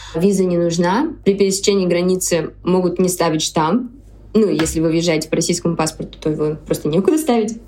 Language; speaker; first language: Russian; native; Russian